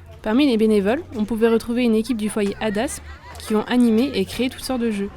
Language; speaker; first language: French; native; French